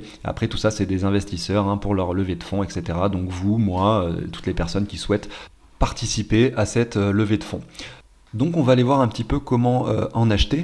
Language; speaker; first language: French; native; French